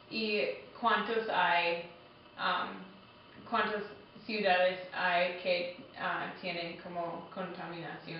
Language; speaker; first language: Spanish; non-native, learner; English